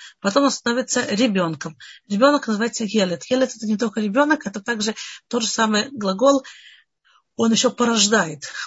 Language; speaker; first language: Russian; early bilingual, heritage; Russian